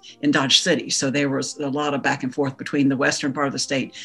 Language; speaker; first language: English; native; English